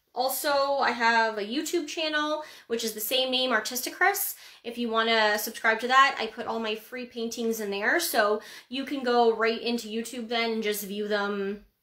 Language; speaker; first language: English; native; English